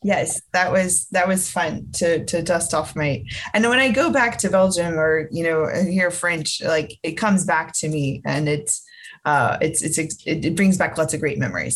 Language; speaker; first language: English; native; English